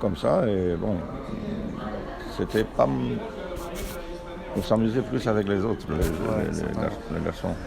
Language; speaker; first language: French; non-native, fluent; Romanian